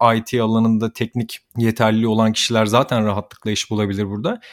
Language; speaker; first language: Turkish; native; Turkish